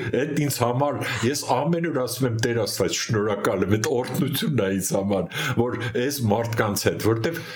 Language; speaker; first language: Armenian; native; Armenian